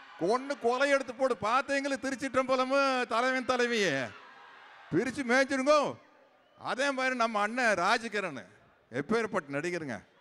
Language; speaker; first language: Tamil; native; Tamil